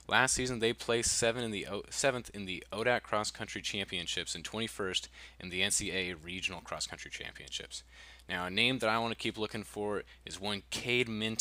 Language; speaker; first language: English; native; English